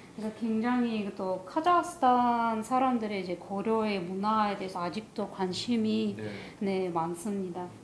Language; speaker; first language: Korean; non-native, fluent; Kazakh